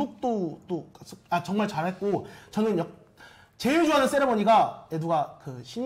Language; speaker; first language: Korean; native; Korean